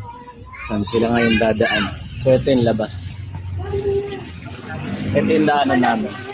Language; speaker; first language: Filipino; native; Filipino